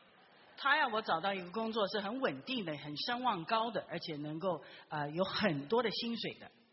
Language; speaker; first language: Chinese; native; Chinese